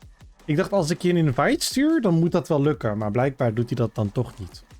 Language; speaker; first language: Dutch; native; Dutch